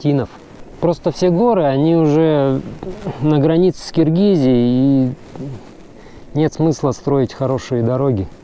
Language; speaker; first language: Russian; native; Russian